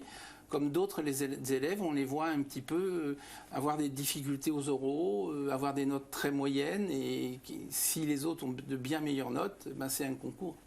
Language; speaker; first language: French; native; French